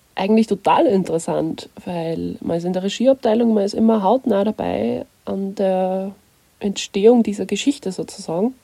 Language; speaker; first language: German; native; German